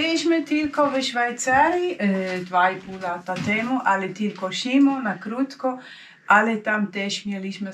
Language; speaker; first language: Polish; non-native, fluent; Swiss German